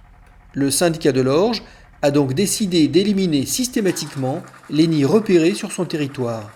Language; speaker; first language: French; native; French